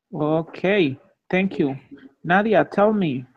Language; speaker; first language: English; non-native, fluent; Spanish